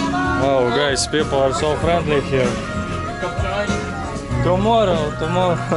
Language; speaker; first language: English; non-native, fluent; Russian